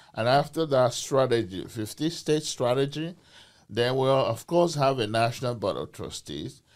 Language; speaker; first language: English; non-native, local second language; Bini